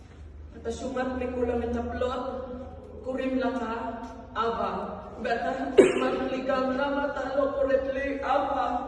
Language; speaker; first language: Hebrew; non-native, learner; Filipino